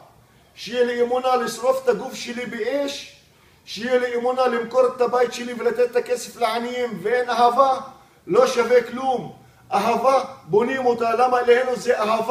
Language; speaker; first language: Hebrew; non-native, local second language; Arabic